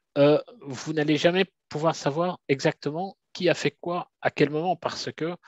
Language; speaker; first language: French; native; French